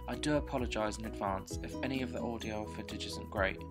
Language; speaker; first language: English; native; English